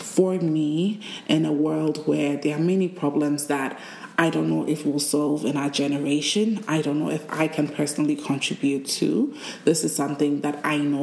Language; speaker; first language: English; non-native, local second language; Akan